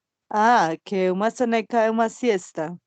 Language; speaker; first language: Portuguese; non-native, fluent; Spanish